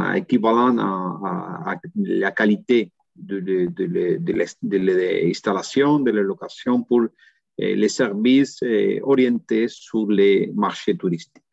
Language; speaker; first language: French; non-native, learner; Spanish